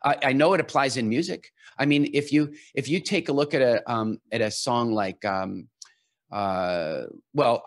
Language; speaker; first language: English; native; English